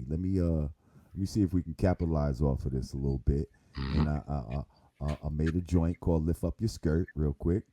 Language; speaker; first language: English; native; English